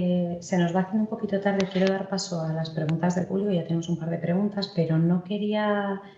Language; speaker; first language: Spanish; native; Spanish